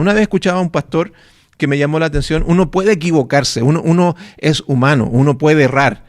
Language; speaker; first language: Spanish; native; Spanish